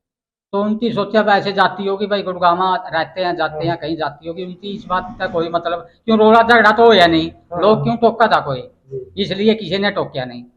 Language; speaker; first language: Hindi; non-native, local second language; Haryanvi